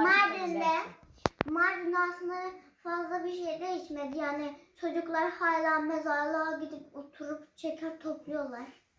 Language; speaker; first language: Turkish; early bilingual, other home language; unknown